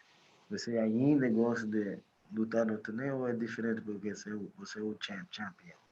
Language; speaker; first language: Portuguese; non-native, fluent; English